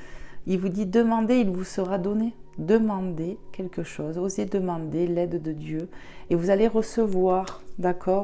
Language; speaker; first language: French; native; French